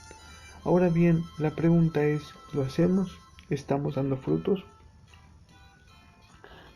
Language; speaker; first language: Spanish; native; Spanish